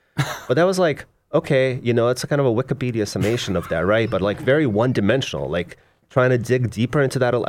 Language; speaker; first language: English; early bilingual, other home language; Russian